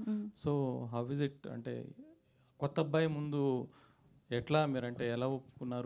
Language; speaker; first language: Telugu; native; Telugu